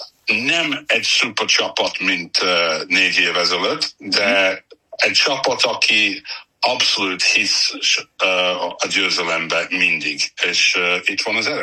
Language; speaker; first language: Hungarian; non-native, fluent; English